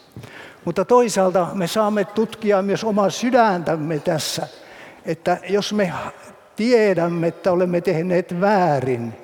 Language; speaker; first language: Finnish; native; Finnish